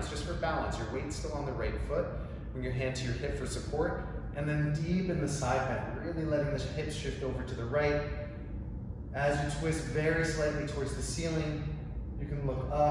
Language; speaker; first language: English; native; English